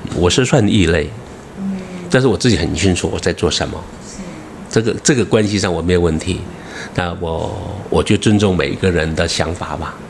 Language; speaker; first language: Chinese; non-native, local second language; Amis